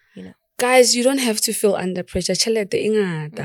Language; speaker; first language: English; non-native, local second language; Tswana